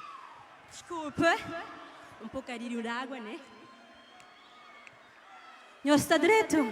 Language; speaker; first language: Portuguese; non-native, local second language; Kabuverdianu